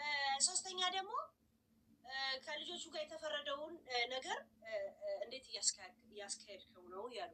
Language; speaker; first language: Amharic; native; Amharic